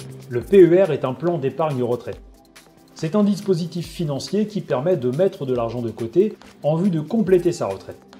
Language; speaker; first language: French; native; French